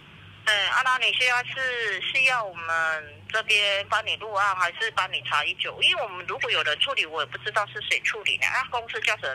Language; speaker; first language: Chinese; native; Chinese